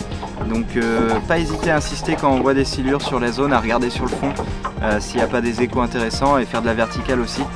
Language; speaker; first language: French; native; French